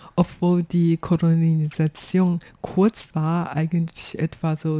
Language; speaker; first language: German; non-native, fluent; Chinese